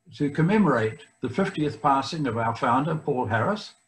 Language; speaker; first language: English; native; English